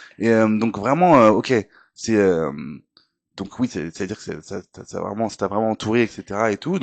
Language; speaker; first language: French; native; French